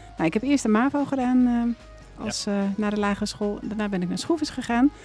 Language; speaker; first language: Dutch; native; Dutch